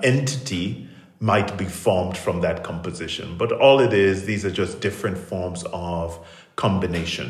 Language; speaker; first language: English; non-native, local second language; Krio